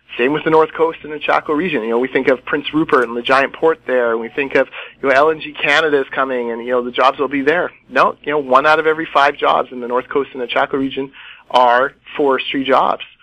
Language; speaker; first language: English; native; English